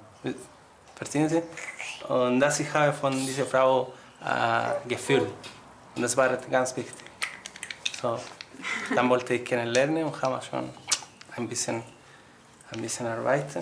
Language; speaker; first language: German; non-native, learner; Spanish